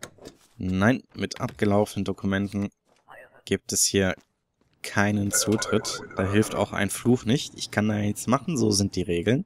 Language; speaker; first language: German; native; German